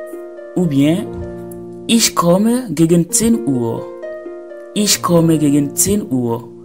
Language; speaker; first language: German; non-native, fluent; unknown